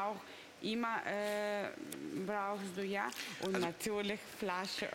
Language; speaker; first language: German; non-native, learner; Russian